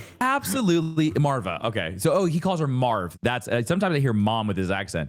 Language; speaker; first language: English; native; English